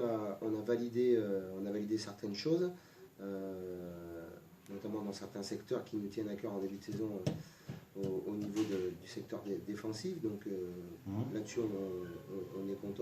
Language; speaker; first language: French; native; French